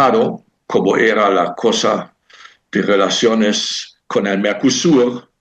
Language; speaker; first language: Spanish; non-native, fluent; German